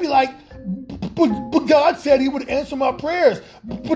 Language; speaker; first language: English; native; English